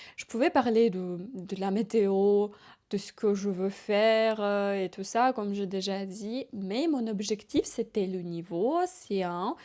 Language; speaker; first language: French; non-native, fluent; Ukrainian